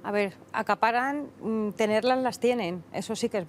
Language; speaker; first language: Spanish; native; Spanish